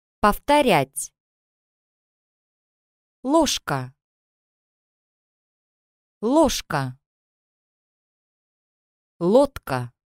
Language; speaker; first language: Russian; non-native, learner; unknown